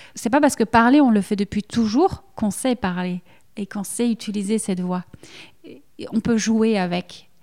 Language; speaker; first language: French; native; French